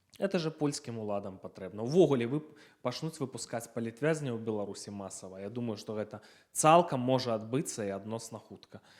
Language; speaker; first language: Belarusian; non-native, local second language; Russian